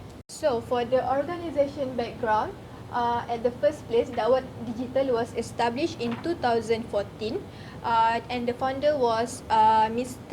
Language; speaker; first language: English; non-native, learner; Malay